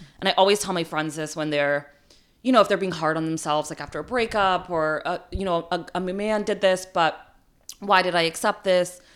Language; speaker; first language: English; early bilingual, other home language; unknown